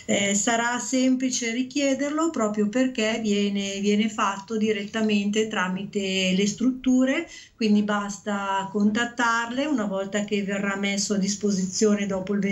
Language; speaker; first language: Italian; native; Italian